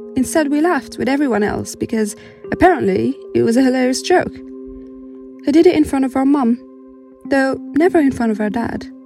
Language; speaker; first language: English; non-native, fluent; Arabic